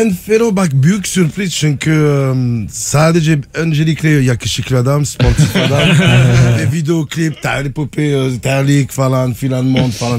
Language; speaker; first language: Turkish; non-native, learner; French